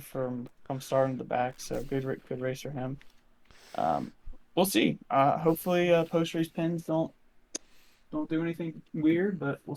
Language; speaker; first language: English; native; English